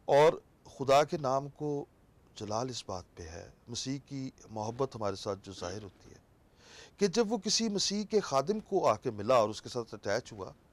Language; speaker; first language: Urdu; non-native, local second language; Punjabi